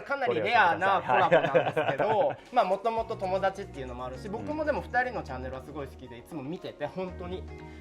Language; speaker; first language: Japanese; native; Japanese